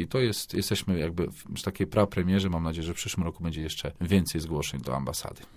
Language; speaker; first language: Polish; native; Polish